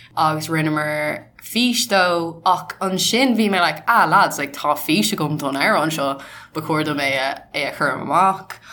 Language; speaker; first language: Irish; non-native, local second language; English